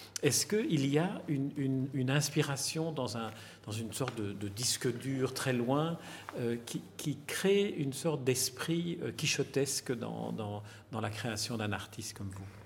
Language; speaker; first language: French; native; French